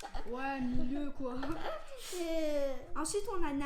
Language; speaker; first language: French; native; French